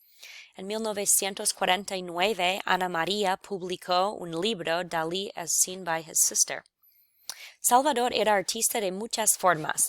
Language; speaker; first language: Spanish; non-native, fluent; English